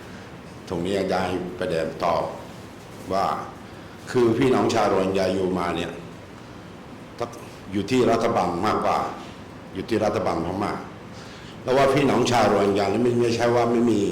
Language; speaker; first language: Thai; early bilingual, other home language; Rohingya